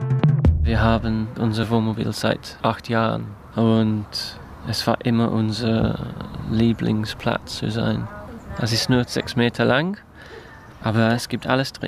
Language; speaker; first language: German; non-native, fluent; English